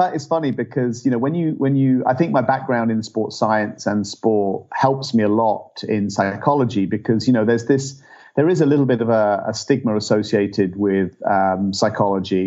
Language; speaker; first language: English; native; English